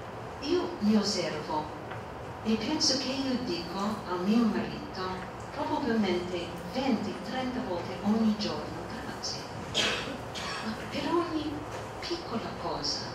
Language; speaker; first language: Italian; non-native, fluent; English